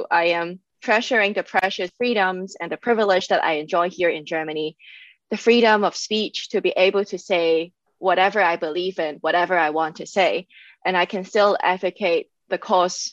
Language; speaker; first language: English; non-native, local second language; Cantonese